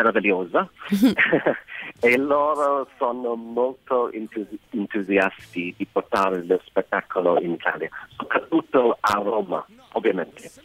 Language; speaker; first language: Italian; non-native, learner; English